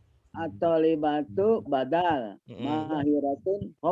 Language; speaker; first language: Arabic; non-native, learner; Indonesian